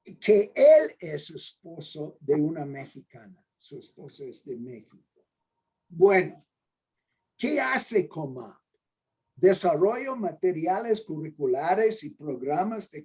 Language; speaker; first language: Spanish; non-native, fluent; English